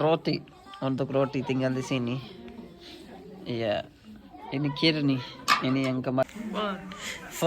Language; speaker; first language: Indonesian; non-native, learner; Urdu